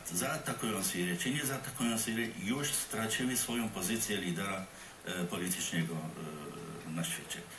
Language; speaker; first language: Polish; non-native, fluent; Arabic